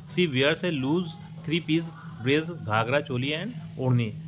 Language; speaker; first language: Hindi; native; Hindi